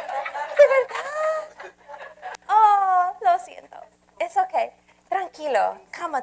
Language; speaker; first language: Spanish; non-native, fluent; English